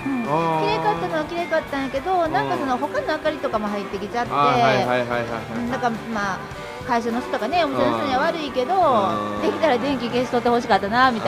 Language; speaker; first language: Japanese; native; Japanese